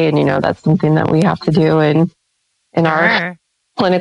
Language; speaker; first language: English; native; English